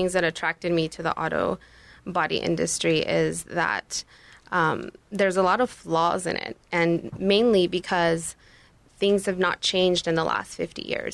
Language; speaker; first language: English; non-native, fluent; Spanish